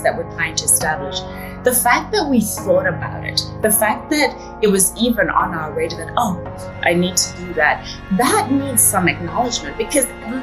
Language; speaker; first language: English; native; English